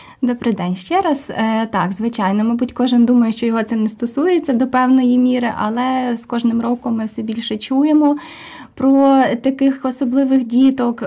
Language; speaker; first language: Ukrainian; native; Ukrainian